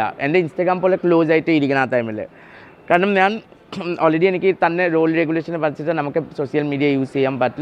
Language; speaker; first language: Malayalam; non-native, fluent; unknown